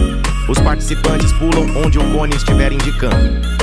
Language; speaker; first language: Portuguese; native; Portuguese